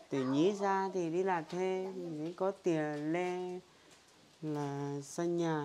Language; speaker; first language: Vietnamese; non-native, local second language; Hmong